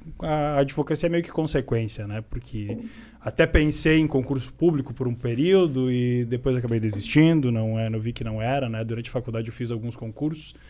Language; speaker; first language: Portuguese; native; Portuguese